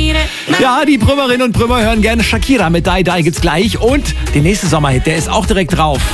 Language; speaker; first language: German; native; German